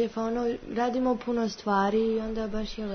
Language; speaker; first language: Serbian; early bilingual, heritage; Serbian